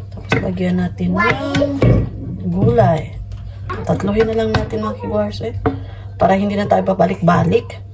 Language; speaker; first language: Filipino; non-native, local second language; Cebuano